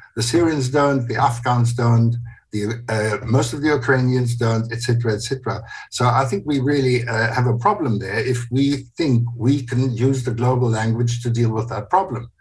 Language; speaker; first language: English; non-native, fluent; German